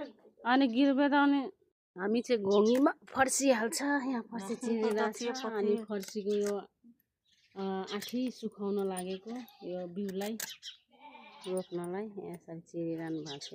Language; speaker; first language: Nepali; non-native, local second language; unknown